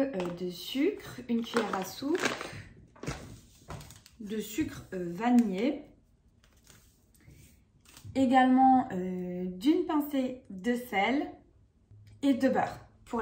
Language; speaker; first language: French; native; French